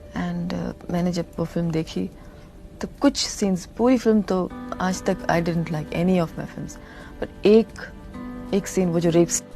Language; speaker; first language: Hindi; non-native, local second language; Tamil